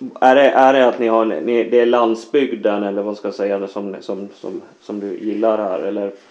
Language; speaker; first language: Swedish; native; Swedish